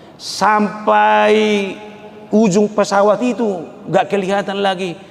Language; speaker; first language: Indonesian; non-native, local second language; Batak Toba